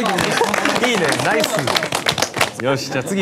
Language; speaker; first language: Japanese; native; Japanese